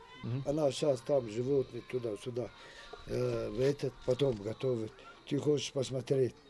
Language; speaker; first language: Russian; non-native, local second language; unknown